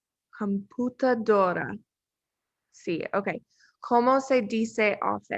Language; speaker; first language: Spanish; non-native, learner; English